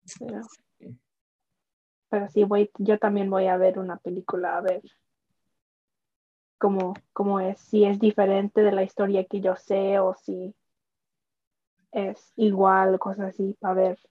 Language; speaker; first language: Spanish; early bilingual, heritage; Spanish